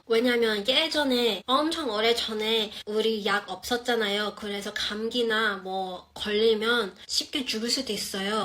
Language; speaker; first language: Korean; non-native, fluent; English